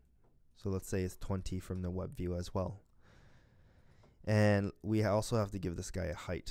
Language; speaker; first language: English; native; English